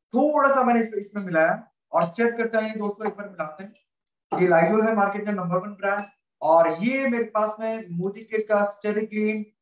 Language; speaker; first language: Hindi; native; Hindi